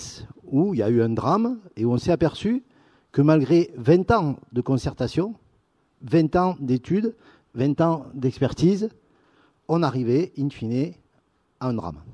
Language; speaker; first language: French; native; French